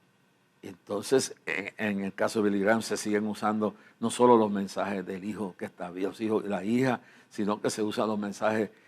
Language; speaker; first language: Spanish; native; Spanish